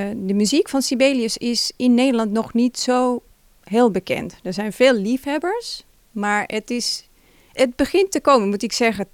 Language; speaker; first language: Dutch; non-native, fluent; Finnish